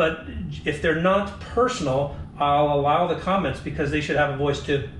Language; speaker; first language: English; native; English